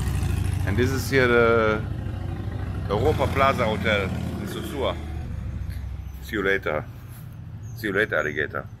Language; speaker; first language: English; non-native, fluent; German